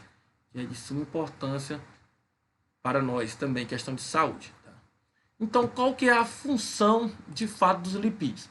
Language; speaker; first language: Portuguese; native; Portuguese